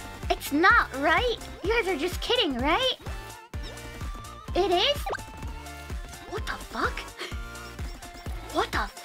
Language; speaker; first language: English; non-native, fluent; Japanese